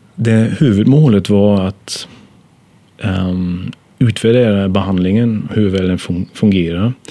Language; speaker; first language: Swedish; non-native, fluent; German